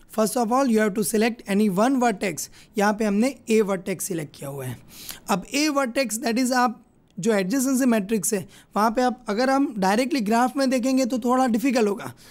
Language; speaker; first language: Hindi; non-native, local second language; Gujarati